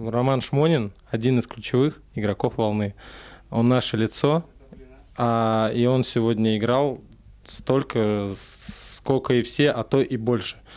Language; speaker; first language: Russian; native; Russian